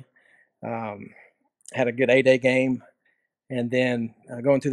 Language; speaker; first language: English; native; English